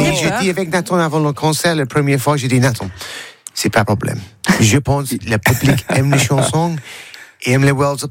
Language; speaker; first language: French; non-native, learner; English